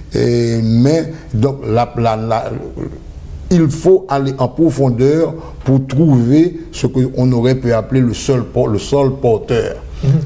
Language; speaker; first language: French; non-native, local second language; Haitian Creole